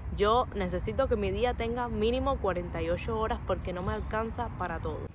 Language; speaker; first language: Spanish; native; Spanish